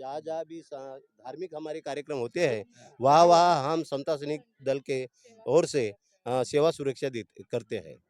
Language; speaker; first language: Hindi; non-native, local second language; Marathi